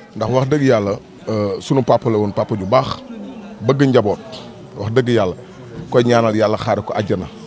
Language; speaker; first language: Wolof; native; Wolof